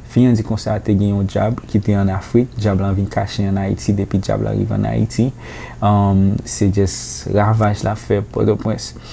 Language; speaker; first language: Haitian Creole; native; Haitian Creole